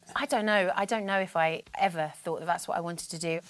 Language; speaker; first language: English; native; English